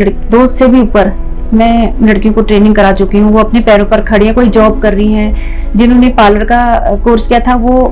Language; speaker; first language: Hindi; native; Hindi